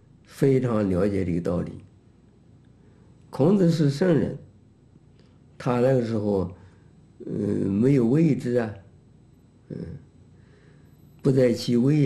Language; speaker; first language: Chinese; native; Chinese